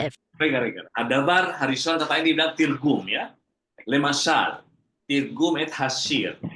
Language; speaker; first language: Hebrew; non-native, fluent; Indonesian